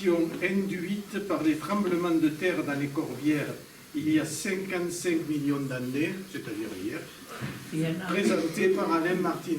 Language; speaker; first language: French; native; French